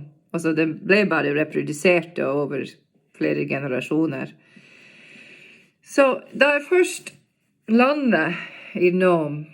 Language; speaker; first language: Norwegian; non-native, fluent; English